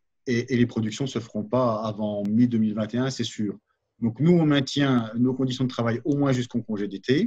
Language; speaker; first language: French; native; French